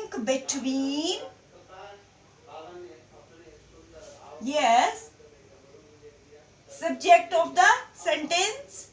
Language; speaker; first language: English; non-native, local second language; Hindi